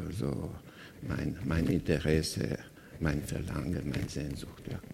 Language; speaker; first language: German; non-native, fluent; Slovenian